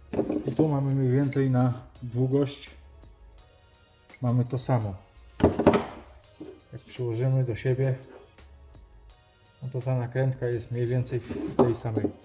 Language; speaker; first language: Polish; native; Polish